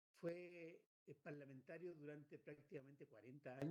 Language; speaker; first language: Spanish; native; Spanish